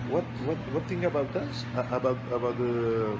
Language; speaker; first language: English; non-native, learner; Spanish